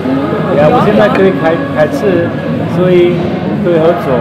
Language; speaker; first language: Chinese; non-native, fluent; German